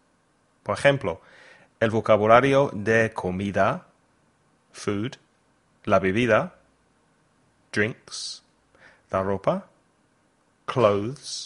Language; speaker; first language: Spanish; non-native, fluent; English